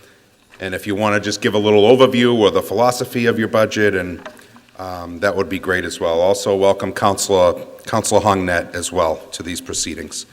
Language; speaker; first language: English; native; English